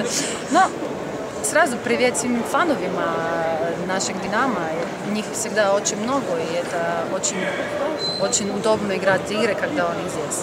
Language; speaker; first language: Russian; non-native, learner; Croatian